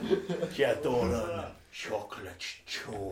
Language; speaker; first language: French; non-native, learner; English